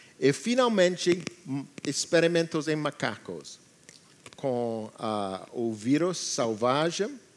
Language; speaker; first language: Portuguese; non-native, learner; English